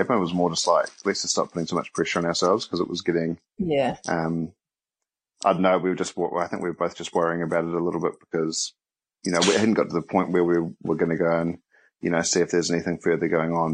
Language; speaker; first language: English; native; English